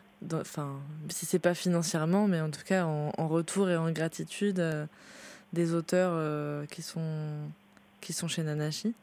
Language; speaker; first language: French; native; French